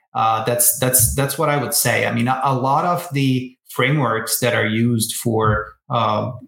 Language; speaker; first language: English; non-native, fluent; Portuguese